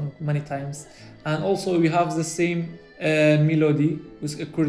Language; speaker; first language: English; non-native, learner; Arabic